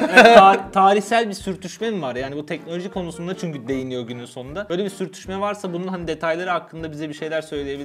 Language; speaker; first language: Turkish; native; Turkish